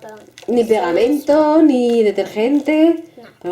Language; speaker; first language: Spanish; native; Spanish